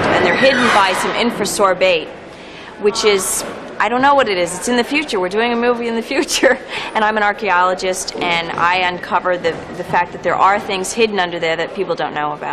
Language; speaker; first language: English; native; English